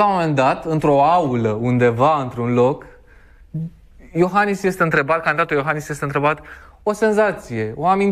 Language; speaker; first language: Romanian; native; Romanian